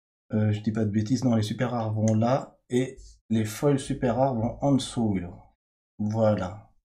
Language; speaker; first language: French; native; French